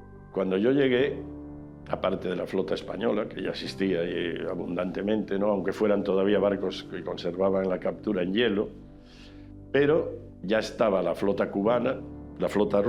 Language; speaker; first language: Spanish; native; Spanish